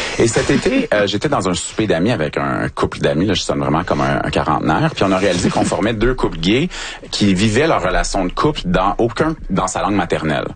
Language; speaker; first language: French; native; French